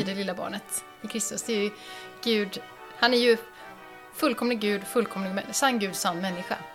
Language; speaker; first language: Swedish; native; Swedish